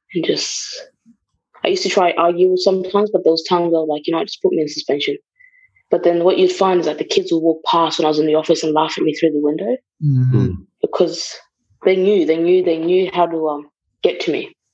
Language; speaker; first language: English; early bilingual, other home language; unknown